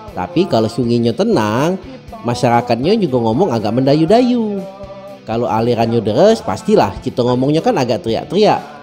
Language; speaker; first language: Indonesian; native; Indonesian